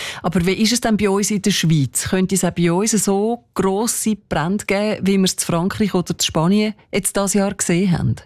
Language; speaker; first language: German; native; German